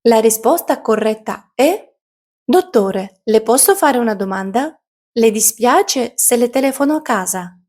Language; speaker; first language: Italian; non-native, fluent; Ukrainian